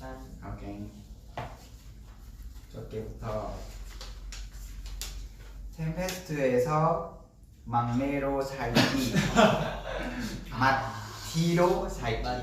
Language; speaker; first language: Korean; non-native, fluent; Vietnamese